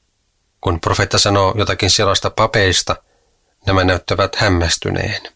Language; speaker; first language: Finnish; native; Finnish